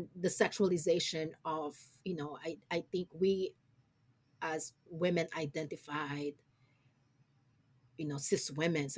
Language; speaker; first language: English; non-native, local second language; Filipino